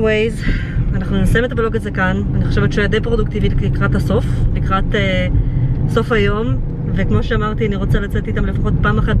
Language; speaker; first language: Hebrew; native; Hebrew